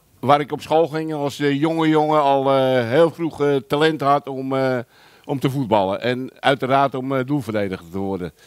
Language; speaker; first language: Dutch; early bilingual, other home language; German